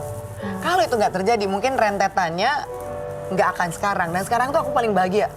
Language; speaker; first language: Indonesian; native; Indonesian